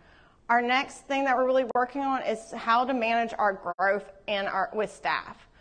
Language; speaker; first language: English; native; English